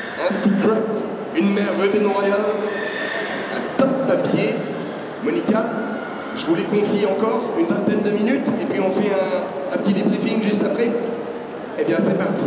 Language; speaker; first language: French; native; French